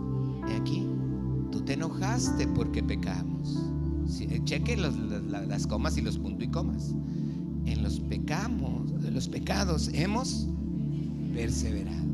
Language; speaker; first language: Spanish; native; Spanish